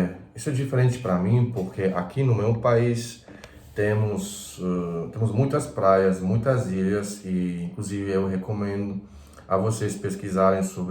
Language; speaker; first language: Portuguese; non-native, fluent; Croatian